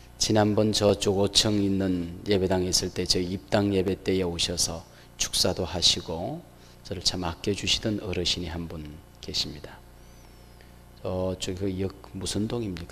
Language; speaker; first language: Korean; native; Korean